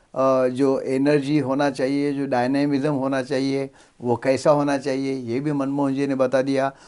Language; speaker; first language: Hindi; non-native, local second language; Marathi